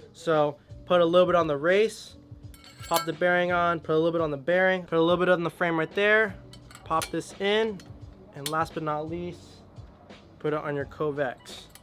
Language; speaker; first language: English; native; English